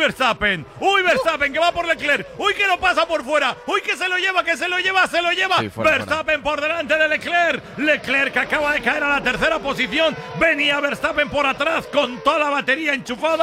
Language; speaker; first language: Spanish; native; Spanish